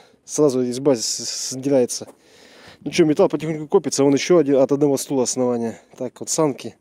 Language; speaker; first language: Russian; native; Russian